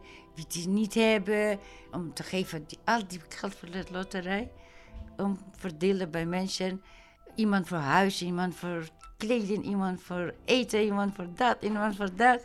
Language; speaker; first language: Dutch; non-native, learner; Albanian